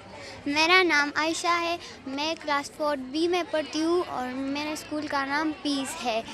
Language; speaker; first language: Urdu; non-native, local second language; Pashto